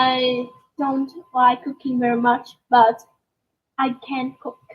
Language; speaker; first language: English; non-native, learner; Vietnamese